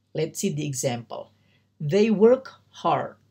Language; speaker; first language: English; non-native, learner; Indonesian